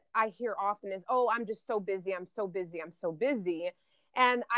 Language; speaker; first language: English; native; English